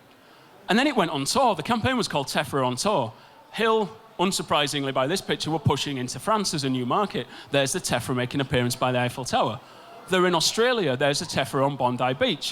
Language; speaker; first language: English; native; English